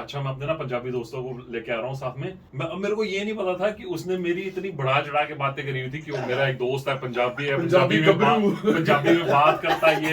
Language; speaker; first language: Hindi; native; Hindi